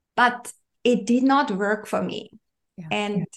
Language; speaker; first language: English; non-native, fluent; German